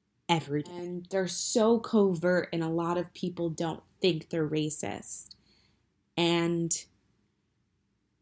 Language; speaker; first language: English; native; English